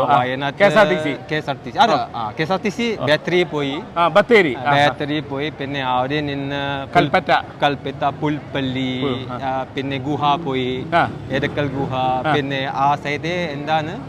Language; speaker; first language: Malayalam; non-native, learner; Chinese